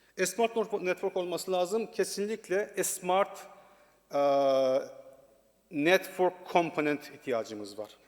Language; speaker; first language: Turkish; non-native, learner; Persian